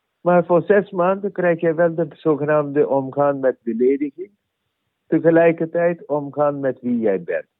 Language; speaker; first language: Dutch; non-native, learner; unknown